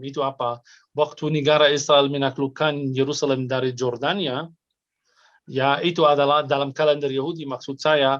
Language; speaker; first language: Indonesian; non-native, fluent; Arabic